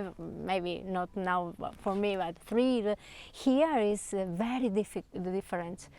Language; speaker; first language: English; non-native, learner; Spanish